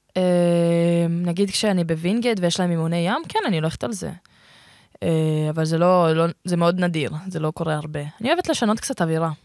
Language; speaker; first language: Hebrew; early bilingual, other home language; Russian